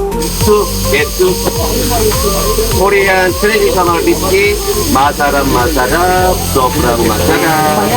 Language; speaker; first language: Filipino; non-native, learner; Korean